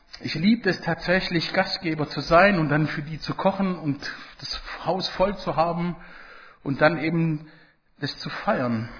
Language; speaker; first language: German; early bilingual, other home language; Italian